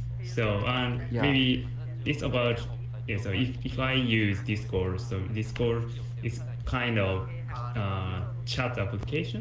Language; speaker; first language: English; non-native, learner; Japanese